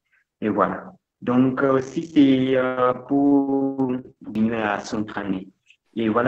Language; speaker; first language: French; non-native, fluent; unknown